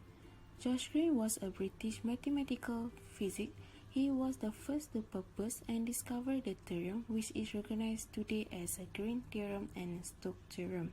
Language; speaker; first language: English; non-native, local second language; Malay